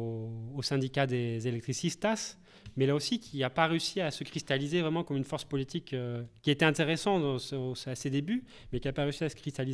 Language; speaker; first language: French; native; French